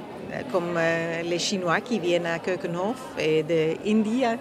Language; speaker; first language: French; non-native, fluent; Dutch